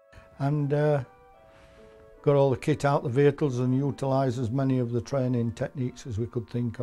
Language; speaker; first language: English; native; English